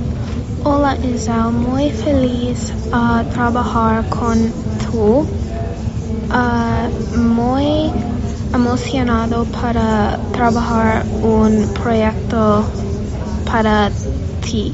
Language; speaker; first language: Spanish; non-native, learner; English